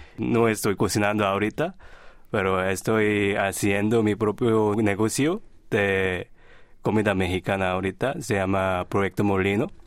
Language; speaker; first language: Spanish; non-native, fluent; Korean